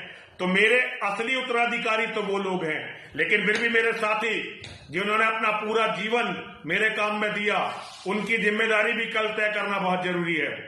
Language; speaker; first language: Hindi; native; Hindi